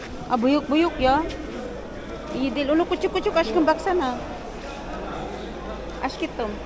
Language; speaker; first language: Turkish; non-native, learner; Filipino